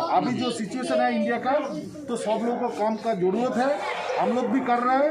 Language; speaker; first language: Hindi; non-native, local second language; Bangla